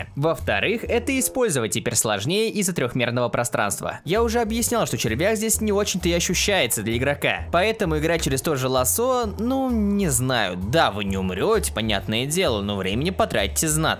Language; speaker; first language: Russian; native; Russian